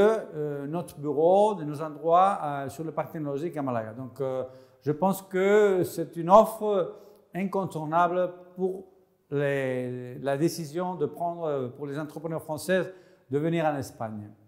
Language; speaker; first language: French; non-native, fluent; Spanish